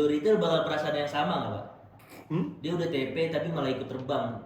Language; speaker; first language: Indonesian; native; Indonesian